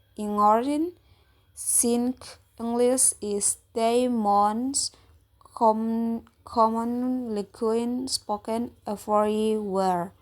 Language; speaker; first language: English; non-native, learner; Indonesian